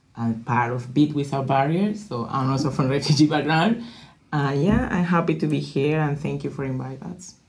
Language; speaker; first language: English; non-native, learner; Spanish